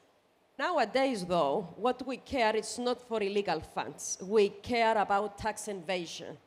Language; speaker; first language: English; non-native, fluent; Greek